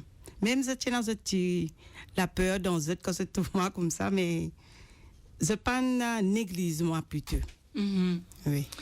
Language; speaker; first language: French; non-native, local second language; Morisyen